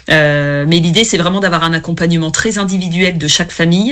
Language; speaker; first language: French; native; French